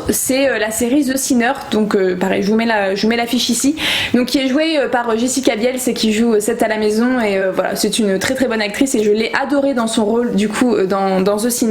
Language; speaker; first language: French; native; French